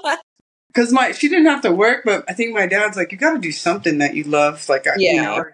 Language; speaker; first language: English; early bilingual, other home language; Malay